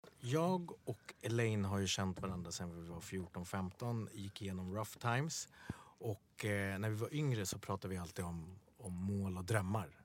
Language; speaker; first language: Swedish; early bilingual, other home language; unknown